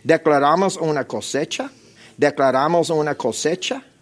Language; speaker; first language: Spanish; non-native, learner; English